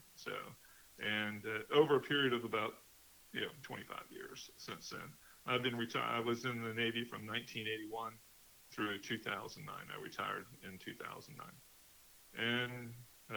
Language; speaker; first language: English; native; English